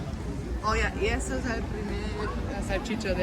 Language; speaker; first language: Spanish; non-native, fluent; German